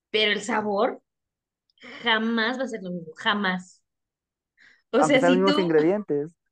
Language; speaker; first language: Spanish; early bilingual, heritage; Spanish